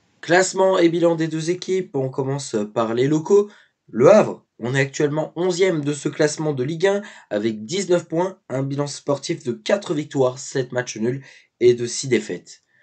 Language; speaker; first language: French; native; French